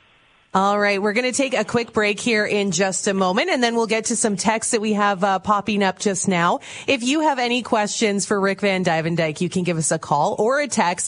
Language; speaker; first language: English; native; English